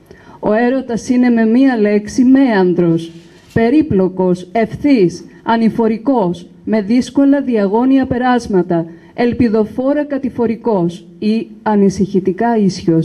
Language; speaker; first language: Greek; native; Greek